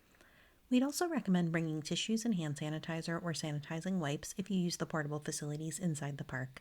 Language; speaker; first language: English; native; English